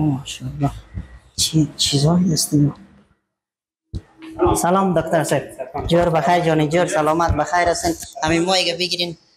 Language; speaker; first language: Persian; non-native, local second language; Hazaragi